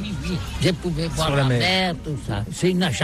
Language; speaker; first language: French; non-native, learner; Catalan